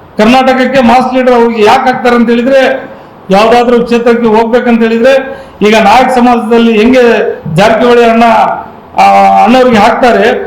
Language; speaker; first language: Kannada; non-native, local second language; Urdu